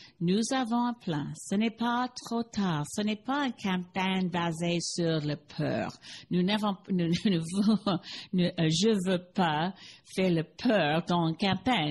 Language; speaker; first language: French; non-native, learner; English